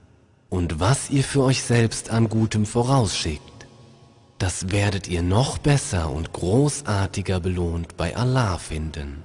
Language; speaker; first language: German; native; German